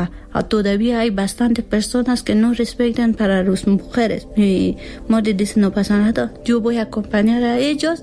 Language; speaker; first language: Spanish; non-native, learner; Persian